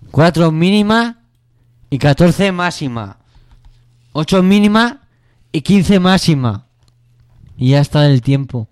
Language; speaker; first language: Spanish; native; Spanish